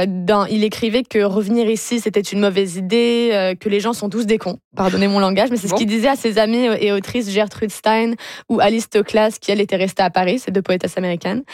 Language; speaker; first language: French; native; French